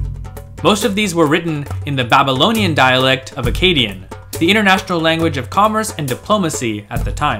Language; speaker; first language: English; native; English